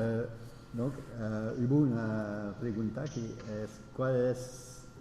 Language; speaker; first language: Spanish; non-native, fluent; French